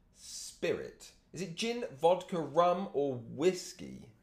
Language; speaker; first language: English; native; English